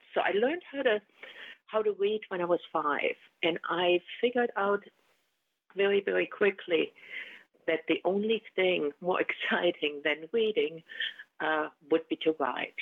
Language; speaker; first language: English; non-native, fluent; German